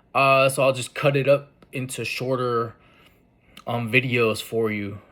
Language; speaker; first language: English; native; English